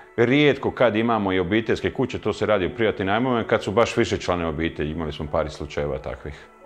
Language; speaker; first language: Croatian; native; Croatian